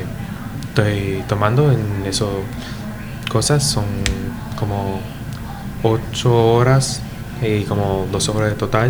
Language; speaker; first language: Spanish; early bilingual, heritage; English